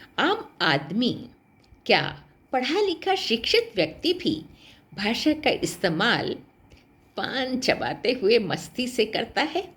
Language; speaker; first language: Hindi; native; Hindi